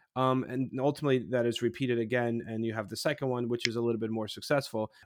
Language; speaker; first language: English; non-native, fluent; Polish